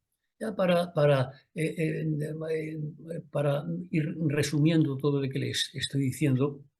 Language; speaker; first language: Spanish; native; Spanish